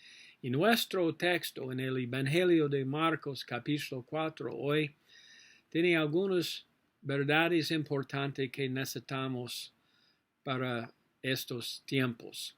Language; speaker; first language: Spanish; non-native, learner; English